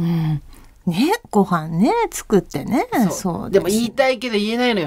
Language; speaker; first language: Japanese; native; Japanese